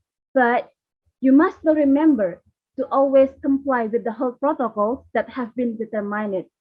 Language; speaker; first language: English; non-native, learner; Indonesian